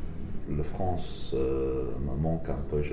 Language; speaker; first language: French; non-native, learner; English